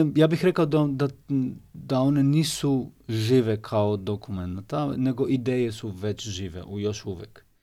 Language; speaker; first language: Serbian; non-native, fluent; Albanian